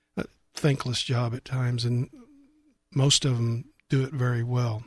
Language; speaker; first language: English; native; English